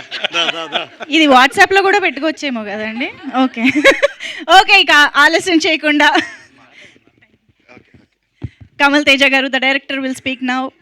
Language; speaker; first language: Telugu; native; Telugu